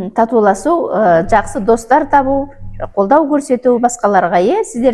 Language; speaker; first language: Kazakh; native; Kazakh